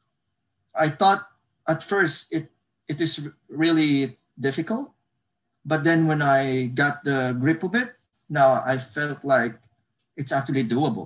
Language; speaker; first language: English; non-native, local second language; Hiligaynon